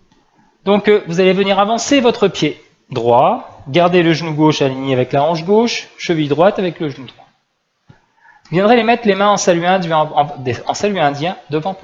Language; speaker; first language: French; native; French